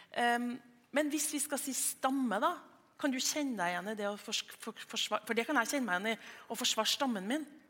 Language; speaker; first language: Norwegian; native; Norwegian